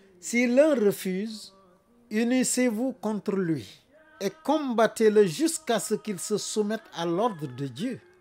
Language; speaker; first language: French; non-native, local second language; Wolof